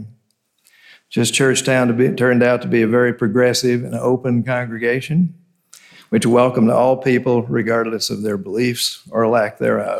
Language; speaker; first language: English; native; English